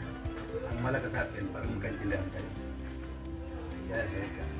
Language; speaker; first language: Filipino; non-native, local second language; Cebuano